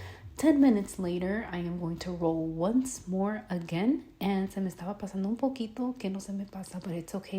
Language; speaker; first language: English; early bilingual, other home language; Spanish